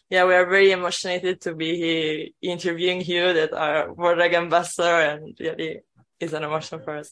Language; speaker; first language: English; non-native, fluent; Italian